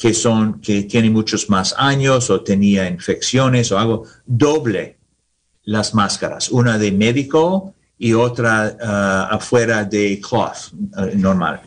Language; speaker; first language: Spanish; non-native, learner; English